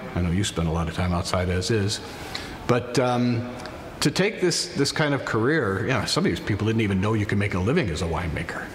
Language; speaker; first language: English; native; English